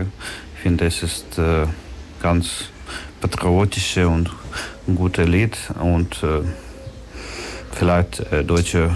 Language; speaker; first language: German; non-native, learner; Ukrainian